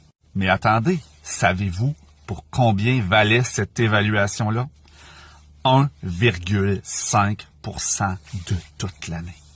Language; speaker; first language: French; native; French